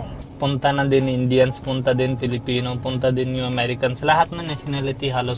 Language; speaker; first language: Filipino; non-native, learner; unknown